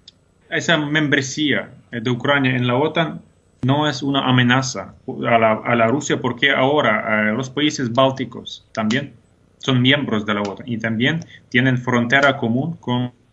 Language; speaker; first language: Spanish; non-native, fluent; Ukrainian